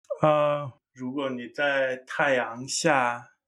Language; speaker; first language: Chinese; non-native, fluent; English